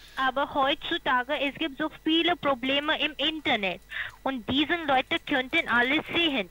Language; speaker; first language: German; non-native, learner; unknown